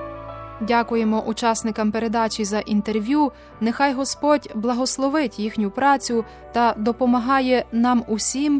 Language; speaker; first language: Ukrainian; native; Ukrainian